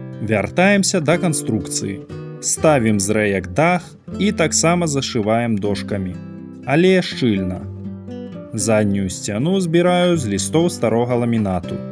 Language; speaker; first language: Belarusian; native; Belarusian